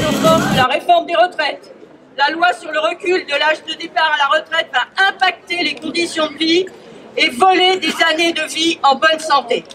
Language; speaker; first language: French; native; French